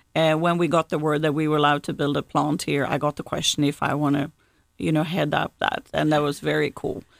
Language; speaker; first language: English; non-native, fluent; Swedish